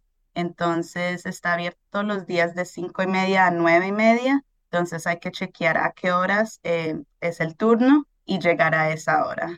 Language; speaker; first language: Spanish; early bilingual, heritage; Spanish